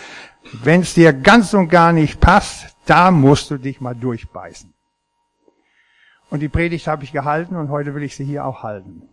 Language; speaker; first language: German; native; German